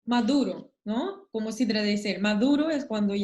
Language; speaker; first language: Spanish; non-native, learner; Russian